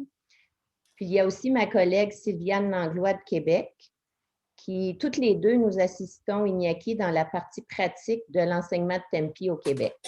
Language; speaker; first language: French; native; French